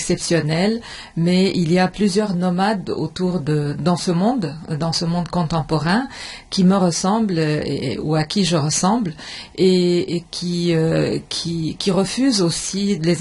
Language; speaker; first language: French; non-native, fluent; Arabic